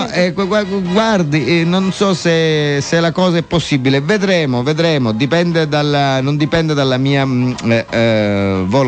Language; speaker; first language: Italian; native; Italian